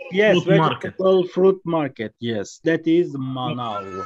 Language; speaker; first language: English; non-native, learner; Arabic